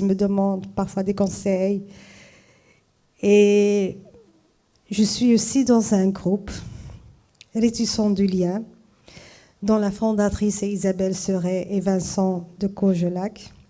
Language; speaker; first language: French; non-native, fluent; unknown